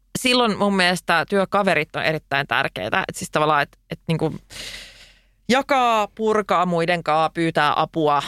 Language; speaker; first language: Finnish; non-native, local second language; Swedish